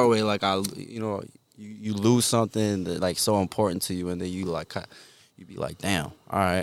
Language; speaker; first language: English; early bilingual, other home language; Korean